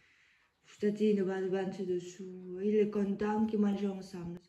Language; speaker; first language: French; non-native, learner; Vietnamese